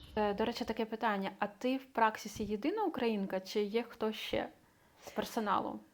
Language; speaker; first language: Ukrainian; native; Ukrainian